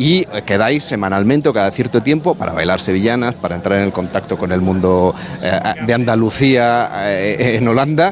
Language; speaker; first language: Spanish; native; Spanish